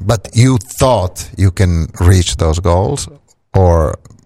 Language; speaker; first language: English; non-native, fluent; Italian